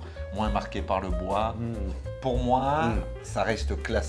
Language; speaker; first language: French; native; French